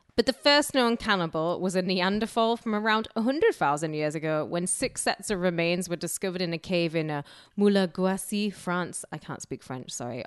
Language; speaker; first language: English; native; English